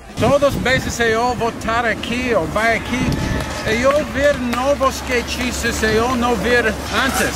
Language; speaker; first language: Portuguese; non-native, learner; English